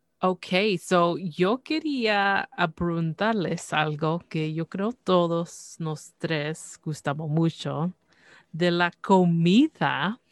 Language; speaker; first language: Spanish; early bilingual, heritage; Spanish